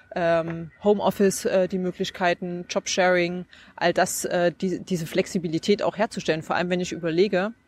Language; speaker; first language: German; native; German